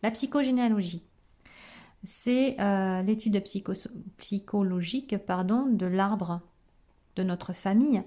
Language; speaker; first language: French; native; French